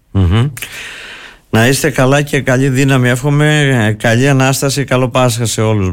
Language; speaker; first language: Greek; native; Greek